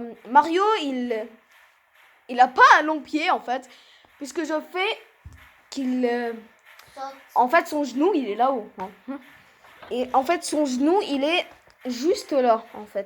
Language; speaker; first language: French; native; French